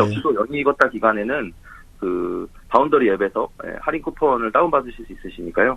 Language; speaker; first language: Korean; native; Korean